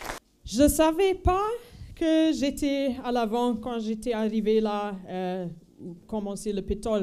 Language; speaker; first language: French; non-native, fluent; Afrikaans